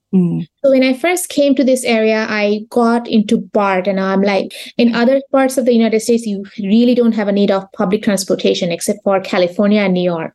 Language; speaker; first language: English; non-native, local second language; Bangla